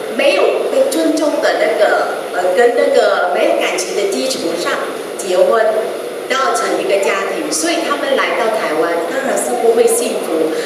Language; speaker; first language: Chinese; non-native, fluent; Vietnamese